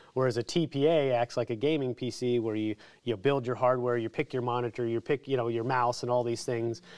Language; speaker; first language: English; native; English